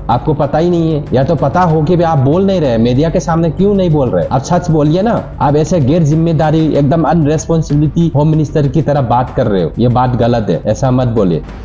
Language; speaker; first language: Hindi; non-native, local second language; Manipuri